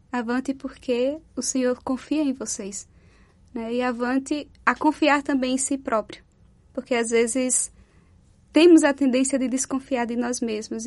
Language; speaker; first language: Portuguese; native; Portuguese